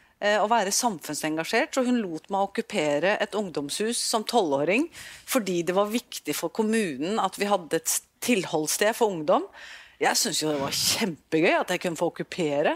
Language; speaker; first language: Norwegian; native; Norwegian